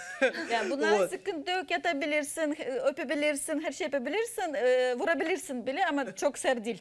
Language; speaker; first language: Turkish; non-native, fluent; Russian